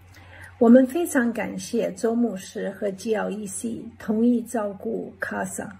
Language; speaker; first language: Chinese; early bilingual, heritage; English